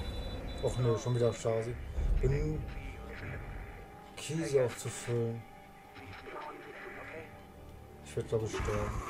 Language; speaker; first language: German; native; German